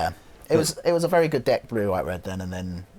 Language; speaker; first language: English; native; English